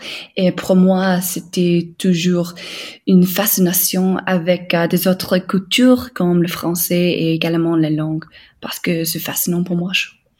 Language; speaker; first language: French; non-native, fluent; English